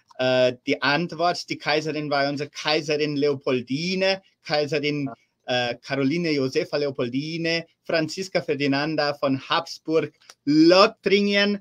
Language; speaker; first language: German; early bilingual, heritage; German